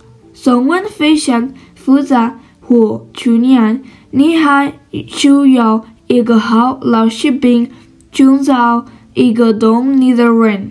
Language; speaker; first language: Chinese; non-native, learner; Spanish